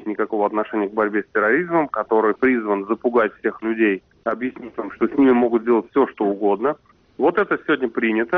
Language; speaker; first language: Russian; native; Russian